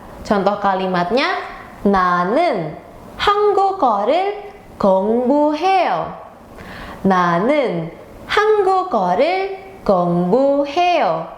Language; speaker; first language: Korean; non-native, fluent; Indonesian